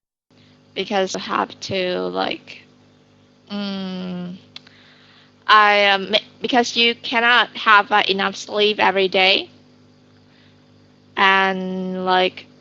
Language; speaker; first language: English; non-native, learner; Vietnamese